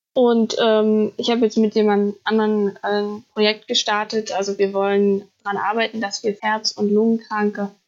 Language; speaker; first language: German; native; German